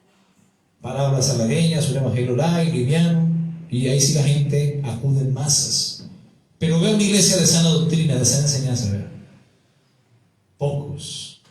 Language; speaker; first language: Spanish; native; Spanish